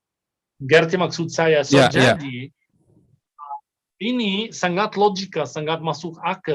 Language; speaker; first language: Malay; non-native, fluent; Arabic